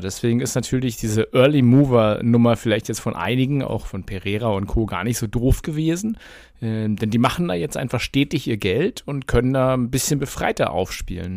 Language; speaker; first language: German; native; German